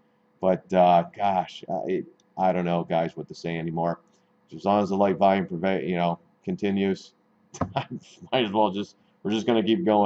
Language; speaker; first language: English; native; English